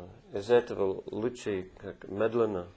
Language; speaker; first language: Russian; non-native, fluent; English